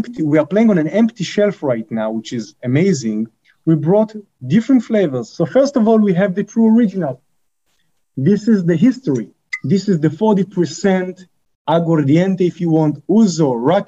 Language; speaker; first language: English; non-native, fluent; Hebrew